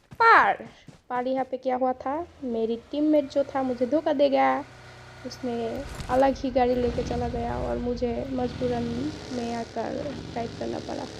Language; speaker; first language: Hindi; non-native, fluent; Bangla